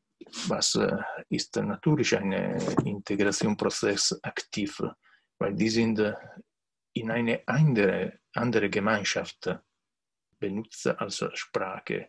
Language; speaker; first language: German; non-native, learner; Italian